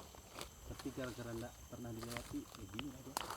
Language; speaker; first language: Malay; native; Malay